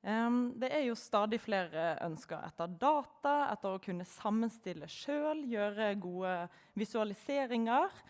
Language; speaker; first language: Norwegian; native; Norwegian